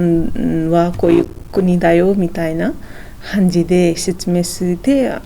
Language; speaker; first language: Japanese; non-native, fluent; Nepali